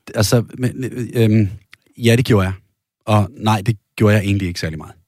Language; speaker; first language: Danish; native; Danish